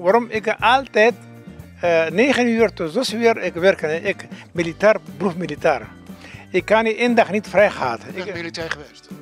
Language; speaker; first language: Dutch; non-native, learner; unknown